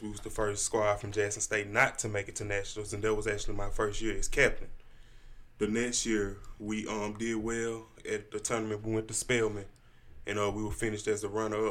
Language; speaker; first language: English; native; English